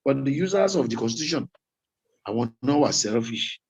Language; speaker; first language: English; non-native, local second language; Yoruba